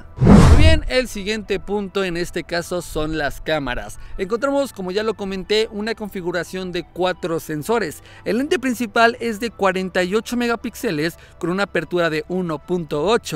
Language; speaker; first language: Spanish; native; Spanish